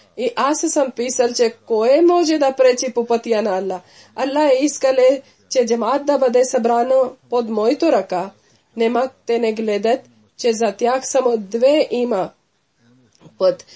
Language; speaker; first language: Bulgarian; non-native, fluent; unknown